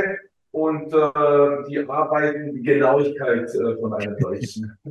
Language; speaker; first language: German; early bilingual, other home language; Croatian